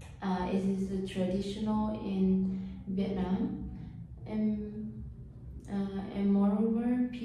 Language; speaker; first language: English; non-native, learner; Vietnamese